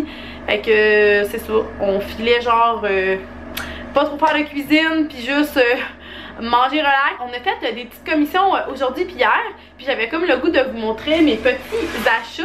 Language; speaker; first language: French; native; French